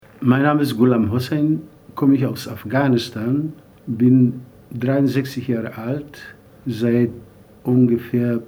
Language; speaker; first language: German; non-native, learner; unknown